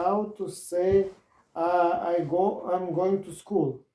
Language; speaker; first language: English; non-native, learner; Croatian